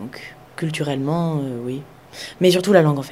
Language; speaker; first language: French; native; French